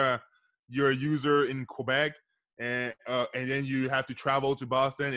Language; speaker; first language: English; native; English